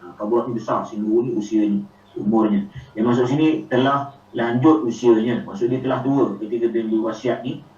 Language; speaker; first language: Malay; native; Malay